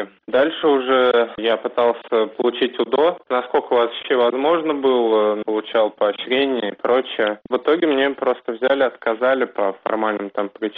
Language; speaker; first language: Russian; native; Russian